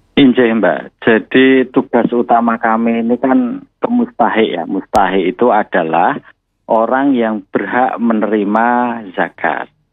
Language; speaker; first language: Malay; non-native, local second language; Javanese